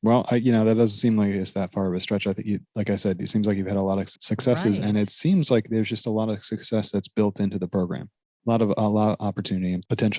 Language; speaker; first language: English; native; English